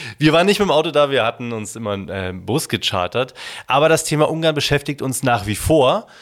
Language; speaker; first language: German; native; German